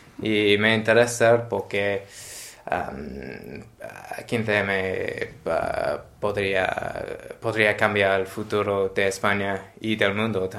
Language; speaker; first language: Spanish; non-native, learner; English